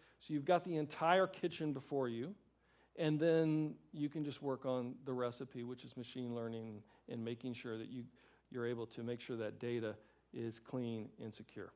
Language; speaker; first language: English; native; English